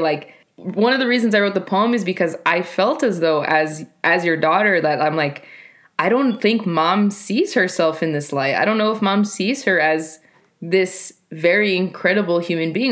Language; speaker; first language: English; early bilingual, other home language; Spanish